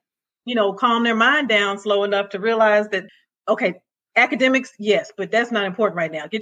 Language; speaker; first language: English; native; English